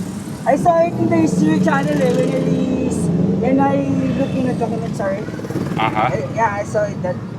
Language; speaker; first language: English; non-native, local second language; Filipino